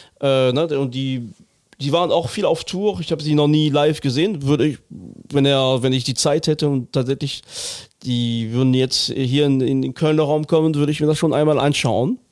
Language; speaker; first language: German; non-native, fluent; French